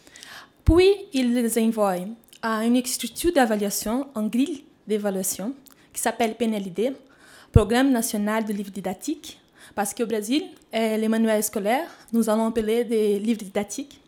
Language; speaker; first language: French; non-native, fluent; Portuguese